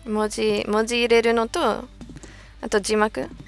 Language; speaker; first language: Japanese; non-native, fluent; English